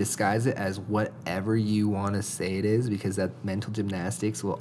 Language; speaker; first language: English; native; English